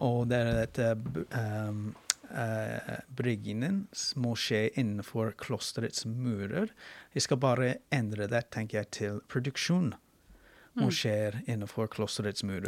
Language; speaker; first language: Norwegian; non-native, fluent; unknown